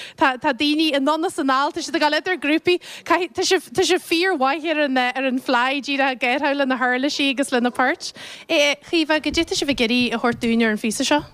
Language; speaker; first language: Irish; native; Irish